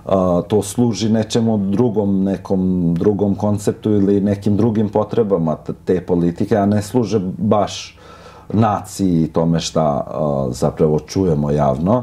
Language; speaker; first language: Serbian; non-native, local second language; Albanian